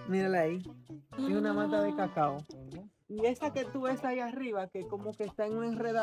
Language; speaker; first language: Spanish; native; Spanish